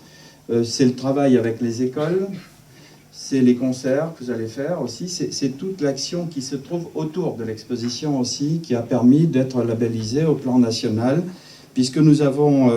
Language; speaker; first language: French; native; French